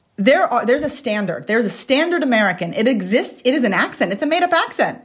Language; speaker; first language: English; native; English